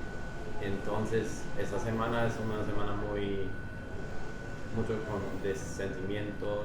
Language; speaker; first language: Spanish; non-native, fluent; English